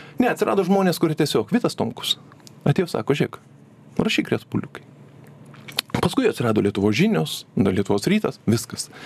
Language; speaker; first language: Lithuanian; native; Lithuanian